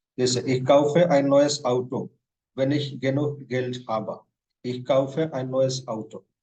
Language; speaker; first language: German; non-native, fluent; Hindi